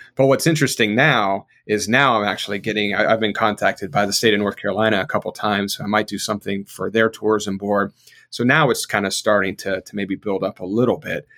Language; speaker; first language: English; native; English